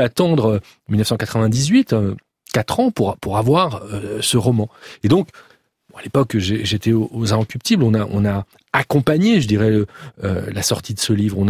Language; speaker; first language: French; native; French